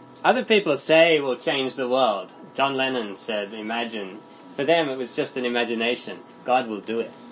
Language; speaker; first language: English; native; English